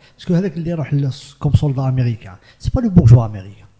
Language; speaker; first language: French; non-native, local second language; Arabic